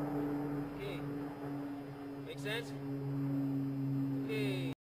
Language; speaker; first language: English; native; English